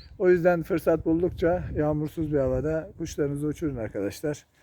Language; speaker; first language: Turkish; native; Turkish